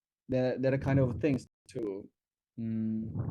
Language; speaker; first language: English; non-native, learner; Chinese